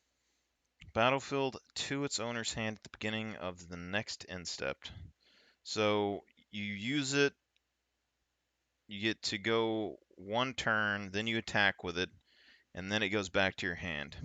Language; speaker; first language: English; native; English